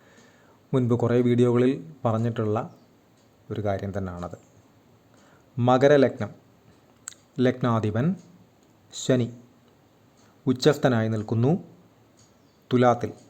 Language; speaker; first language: Malayalam; native; Malayalam